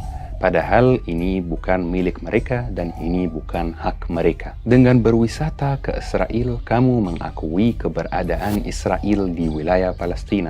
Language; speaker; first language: Indonesian; non-native, fluent; Arabic